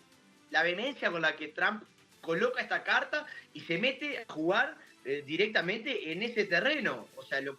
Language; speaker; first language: Spanish; native; Spanish